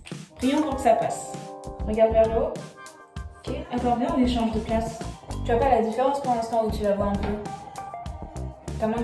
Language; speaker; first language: French; native; French